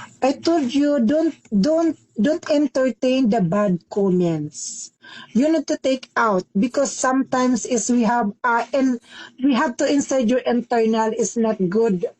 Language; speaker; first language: English; non-native, learner; Filipino